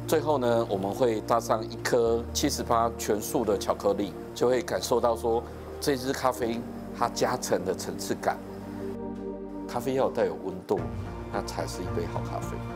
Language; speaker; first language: Chinese; native; Chinese